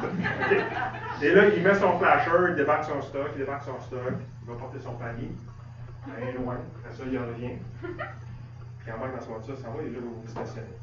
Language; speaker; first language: French; native; French